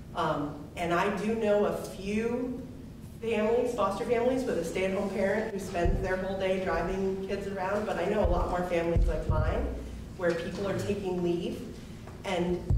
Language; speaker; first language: English; native; English